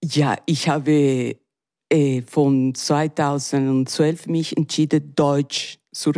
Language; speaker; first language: German; non-native, learner; Spanish